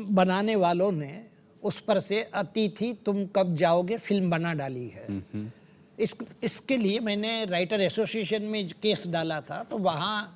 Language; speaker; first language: Hindi; non-native, local second language; Gujarati